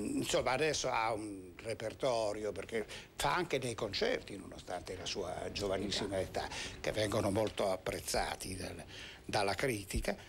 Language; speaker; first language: Italian; native; Italian